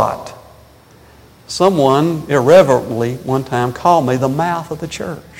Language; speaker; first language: English; native; English